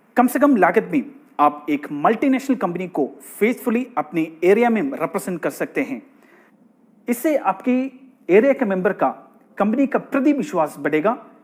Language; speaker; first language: Hindi; non-native, local second language; Malayalam